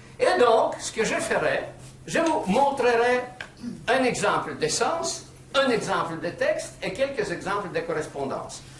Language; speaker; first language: French; non-native, fluent; Russian